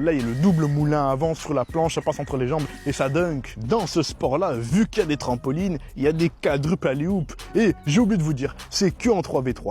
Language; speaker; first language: French; native; French